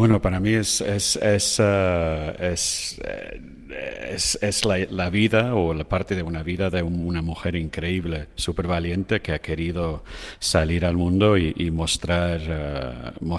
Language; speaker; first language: Spanish; non-native, fluent; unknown